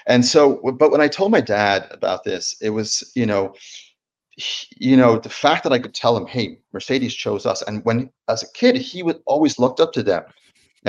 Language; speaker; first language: English; native; English